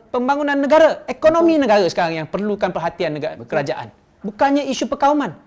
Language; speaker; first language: Malay; non-native, local second language; Chinese